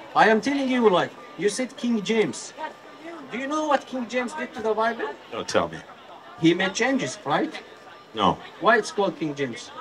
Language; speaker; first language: English; non-native, fluent; Arabic